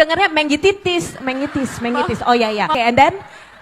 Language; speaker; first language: Indonesian; native; Indonesian